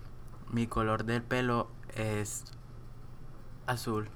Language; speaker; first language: Spanish; non-native, learner; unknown